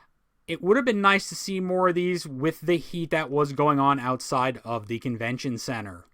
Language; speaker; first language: English; native; English